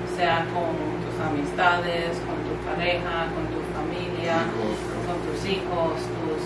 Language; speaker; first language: Spanish; early bilingual, heritage; Spanish